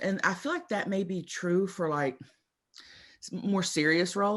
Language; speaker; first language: English; native; English